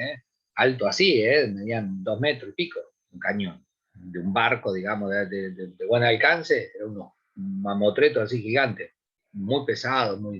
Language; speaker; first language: Spanish; native; Spanish